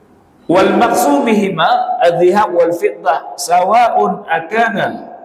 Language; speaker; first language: Arabic; non-native, fluent; Indonesian